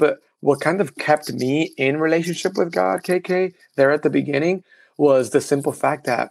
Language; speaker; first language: English; early bilingual, other home language; Spanish